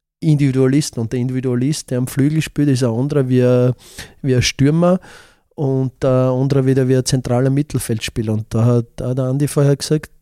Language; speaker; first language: German; native; German